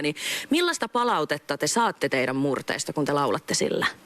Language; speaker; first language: Finnish; native; Finnish